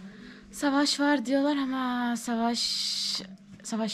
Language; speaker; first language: Turkish; non-native, fluent; Turkmen